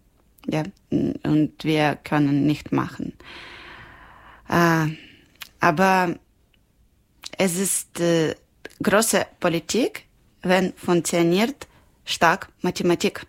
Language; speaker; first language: German; non-native, learner; Ukrainian